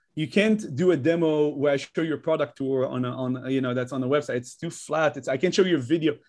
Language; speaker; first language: English; non-native, fluent; Hebrew